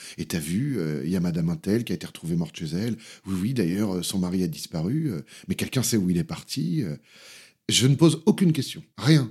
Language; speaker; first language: French; native; French